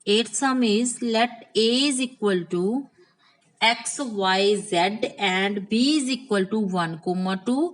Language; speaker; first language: English; non-native, local second language; Punjabi